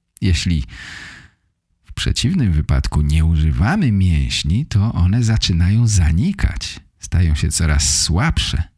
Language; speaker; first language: Polish; native; Polish